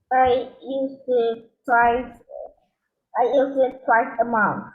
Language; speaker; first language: English; non-native, learner; Vietnamese